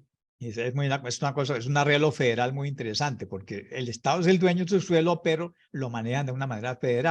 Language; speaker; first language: Spanish; native; Spanish